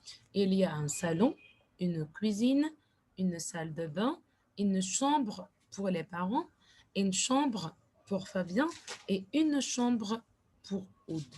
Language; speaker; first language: French; non-native, fluent; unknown